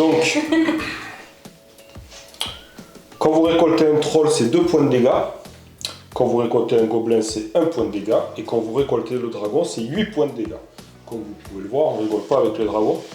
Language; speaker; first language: French; native; French